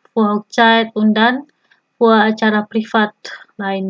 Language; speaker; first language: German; non-native, fluent; Indonesian